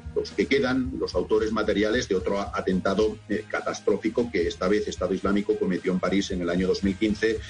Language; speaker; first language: Spanish; native; Spanish